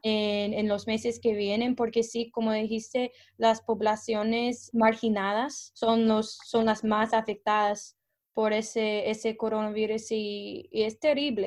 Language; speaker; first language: Spanish; non-native, fluent; English